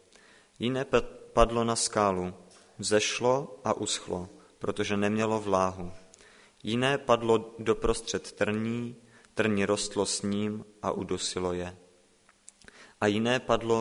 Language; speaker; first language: Czech; native; Czech